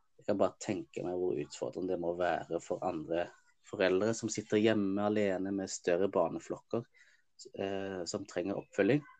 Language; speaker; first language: Norwegian; early bilingual, other home language; Somali